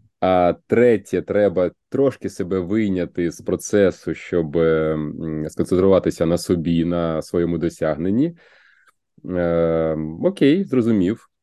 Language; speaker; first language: Ukrainian; native; Ukrainian